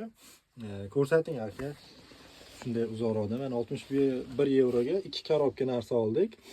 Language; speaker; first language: Uzbek; native; Uzbek